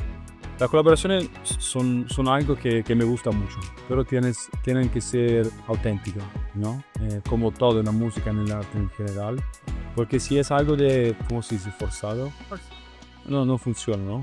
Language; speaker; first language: Spanish; non-native, learner; Italian